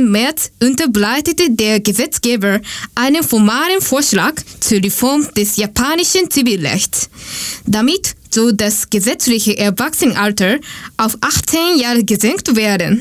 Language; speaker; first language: German; non-native, learner; Japanese